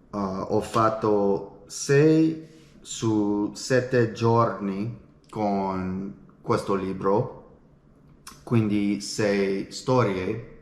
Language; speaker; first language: Italian; non-native, learner; English